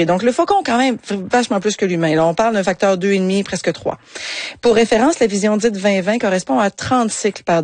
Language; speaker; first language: French; native; French